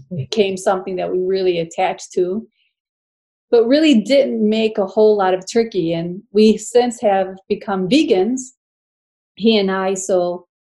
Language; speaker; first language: English; early bilingual, other home language; Spanish